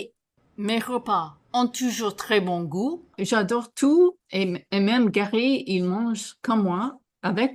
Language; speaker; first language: French; non-native, fluent; English